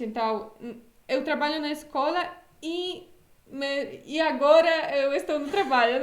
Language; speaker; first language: Portuguese; non-native, fluent; Polish